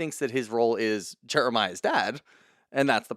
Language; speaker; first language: English; native; English